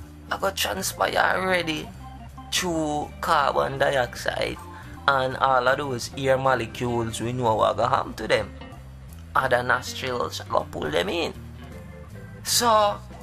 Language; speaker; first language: English; native; English